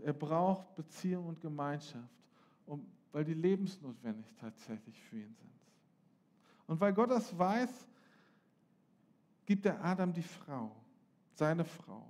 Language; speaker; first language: German; native; German